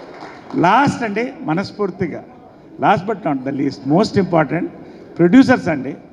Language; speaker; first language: Telugu; native; Telugu